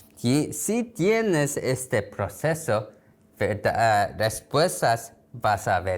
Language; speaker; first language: Spanish; non-native, learner; Korean